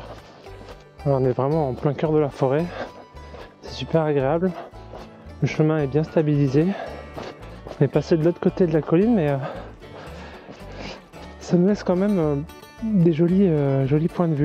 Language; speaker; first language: French; native; French